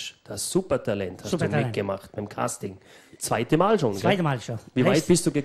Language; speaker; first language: German; native; German